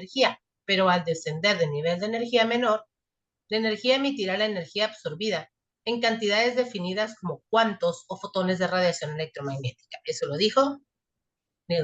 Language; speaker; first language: Spanish; native; Spanish